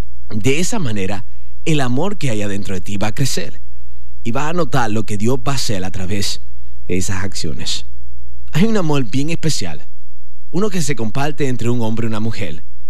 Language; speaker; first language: Spanish; native; Spanish